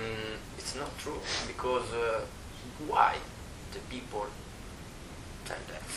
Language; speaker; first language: English; non-native, learner; Italian